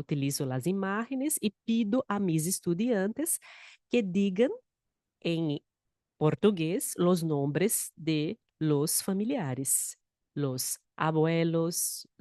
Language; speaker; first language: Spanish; non-native, fluent; Portuguese